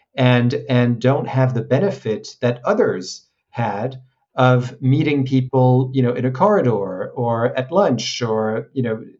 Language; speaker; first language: English; non-native, fluent; French